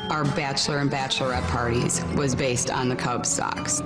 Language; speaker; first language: English; native; English